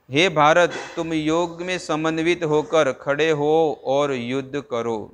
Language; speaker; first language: Hindi; non-native, local second language; Gujarati